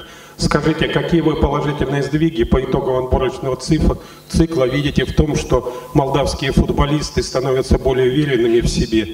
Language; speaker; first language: Russian; native; Russian